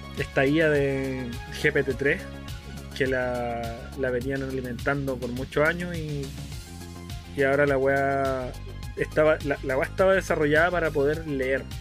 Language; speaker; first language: Spanish; native; Spanish